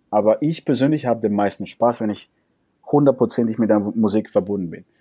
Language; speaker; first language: German; non-native, fluent; Spanish